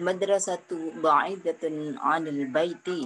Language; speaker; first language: Arabic; non-native, learner; Indonesian